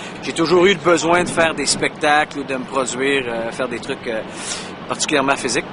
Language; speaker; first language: French; native; French